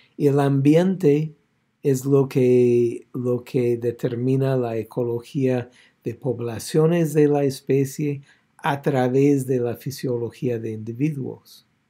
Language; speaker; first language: Spanish; non-native, fluent; English